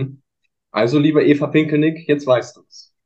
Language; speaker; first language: German; native; German